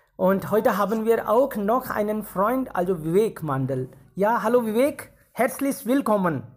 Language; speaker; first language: German; non-native, fluent; Hindi